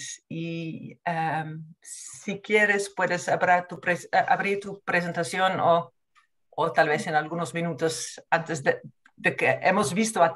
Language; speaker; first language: Spanish; non-native, fluent; Dutch